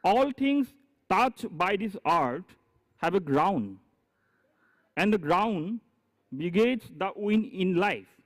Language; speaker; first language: English; non-native, local second language; Assamese